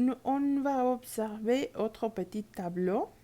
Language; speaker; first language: French; non-native, learner; Spanish